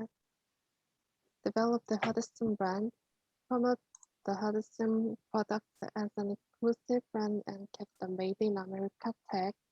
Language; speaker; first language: English; non-native, learner; Korean